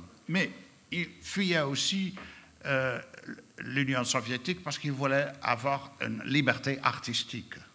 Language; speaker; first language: French; non-native, fluent; Dutch